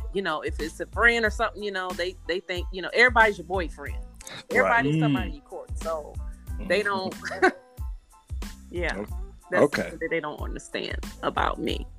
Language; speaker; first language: English; native; English